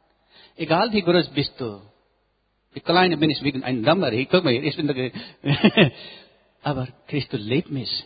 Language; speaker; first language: German; non-native, learner; Nepali